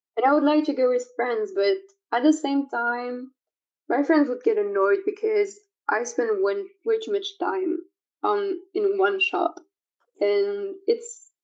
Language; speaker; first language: English; non-native, fluent; French